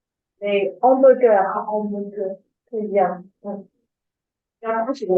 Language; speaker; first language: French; non-native, fluent; Chinese